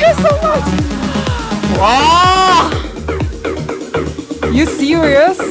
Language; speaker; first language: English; non-native, learner; Korean